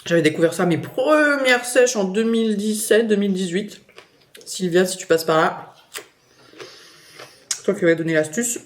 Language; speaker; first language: French; native; French